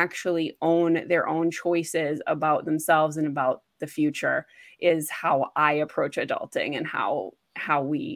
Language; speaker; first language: English; native; English